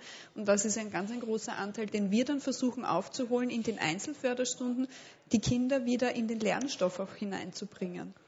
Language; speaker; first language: German; native; German